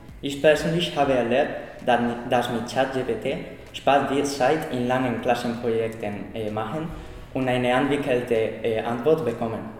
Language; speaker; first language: German; non-native, learner; Spanish